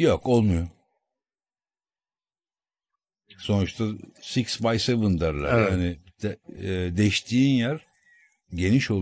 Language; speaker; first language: Turkish; native; Turkish